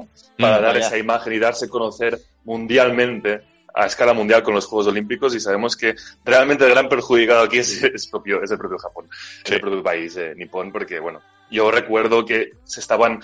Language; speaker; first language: Spanish; native; Spanish